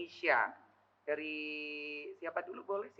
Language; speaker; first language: Indonesian; native; Indonesian